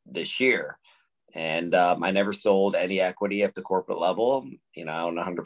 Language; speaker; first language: English; native; English